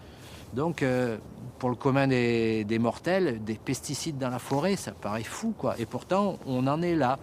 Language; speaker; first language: French; native; French